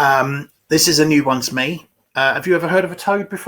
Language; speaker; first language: English; native; English